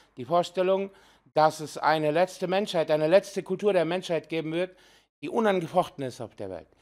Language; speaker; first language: German; early bilingual, other home language; Serbian